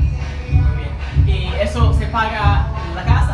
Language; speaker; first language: Spanish; non-native, learner; English